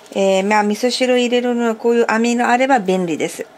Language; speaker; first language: Japanese; non-native, fluent; Persian